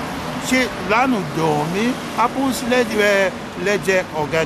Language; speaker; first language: Romanian; non-native, local second language; Russian